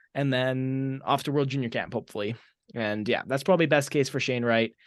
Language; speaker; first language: English; native; English